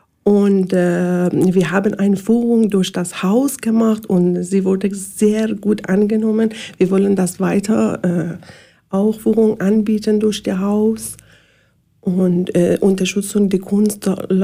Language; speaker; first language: German; non-native, learner; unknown